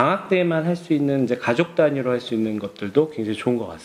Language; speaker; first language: Korean; native; Korean